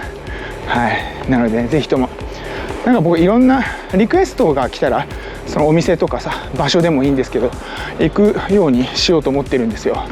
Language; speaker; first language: Japanese; native; Japanese